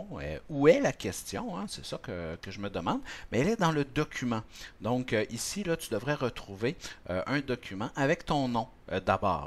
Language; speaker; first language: French; native; French